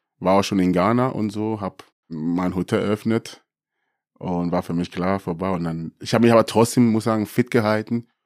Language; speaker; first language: German; early bilingual, other home language; Akan